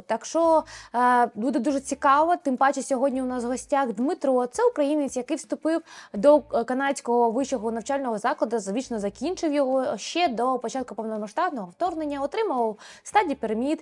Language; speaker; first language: Ukrainian; native; Ukrainian